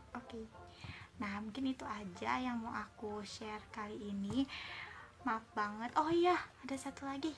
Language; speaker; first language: Indonesian; native; Indonesian